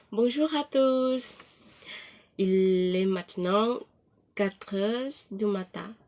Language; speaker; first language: French; non-native, learner; Thai